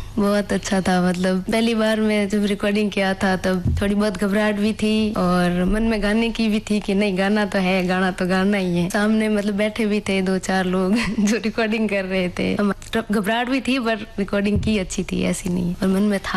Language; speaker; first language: Hindi; native; Hindi